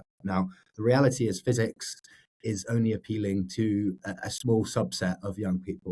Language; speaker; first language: English; native; English